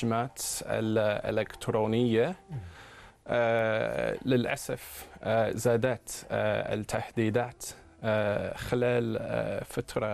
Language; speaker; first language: Arabic; non-native, fluent; English